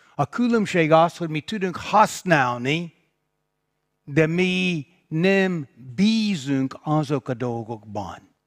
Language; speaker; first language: Hungarian; non-native, fluent; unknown